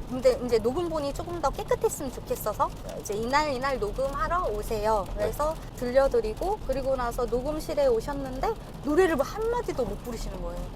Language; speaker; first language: Korean; native; Korean